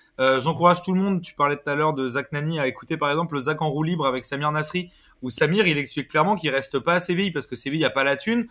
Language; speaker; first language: French; native; French